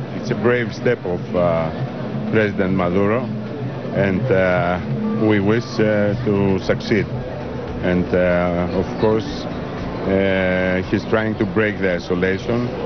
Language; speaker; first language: English; non-native, fluent; Greek